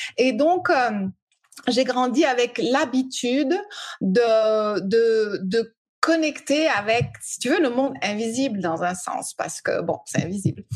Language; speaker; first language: French; early bilingual, other home language; English